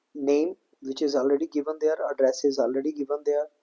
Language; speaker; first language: English; non-native, local second language; Punjabi